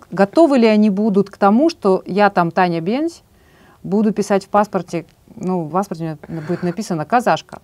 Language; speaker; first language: Russian; native; Russian